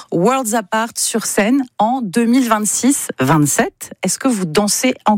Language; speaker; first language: French; native; French